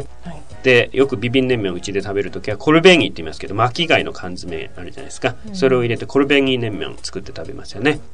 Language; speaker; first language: Japanese; native; Japanese